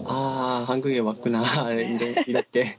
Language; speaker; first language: Korean; non-native, learner; Japanese